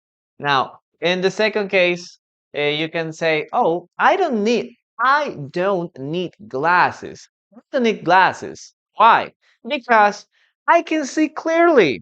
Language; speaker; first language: English; non-native, fluent; Spanish